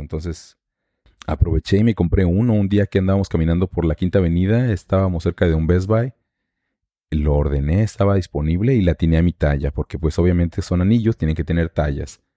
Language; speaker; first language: Spanish; native; Spanish